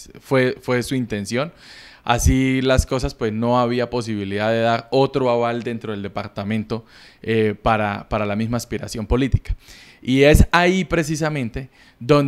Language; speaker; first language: Spanish; native; Spanish